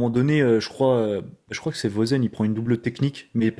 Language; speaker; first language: French; native; French